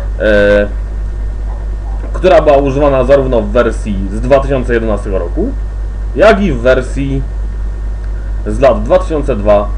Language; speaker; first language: Polish; native; Polish